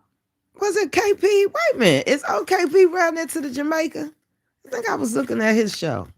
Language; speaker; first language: English; native; English